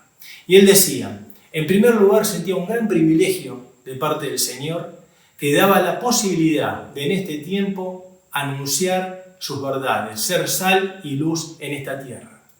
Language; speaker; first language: Spanish; native; Spanish